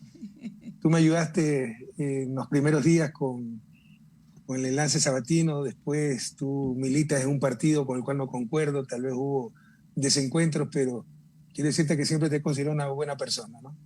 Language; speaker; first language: Spanish; native; Spanish